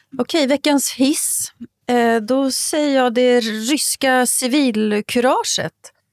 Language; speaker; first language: Swedish; native; Swedish